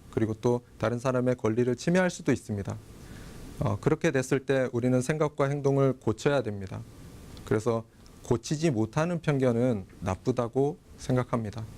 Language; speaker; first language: Korean; native; Korean